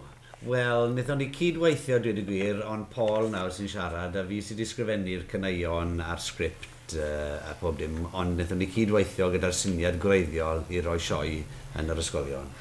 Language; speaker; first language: Welsh; native; Welsh